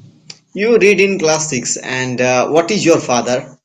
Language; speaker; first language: English; non-native, fluent; Hindi